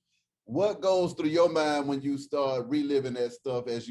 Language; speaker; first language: English; native; English